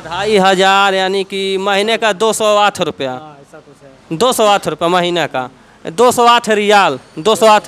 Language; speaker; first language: Hindi; native; Hindi